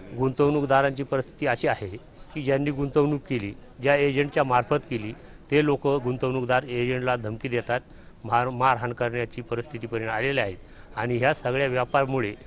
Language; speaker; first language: Marathi; native; Marathi